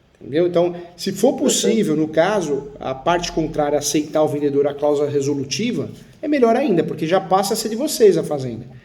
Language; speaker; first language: Portuguese; native; Portuguese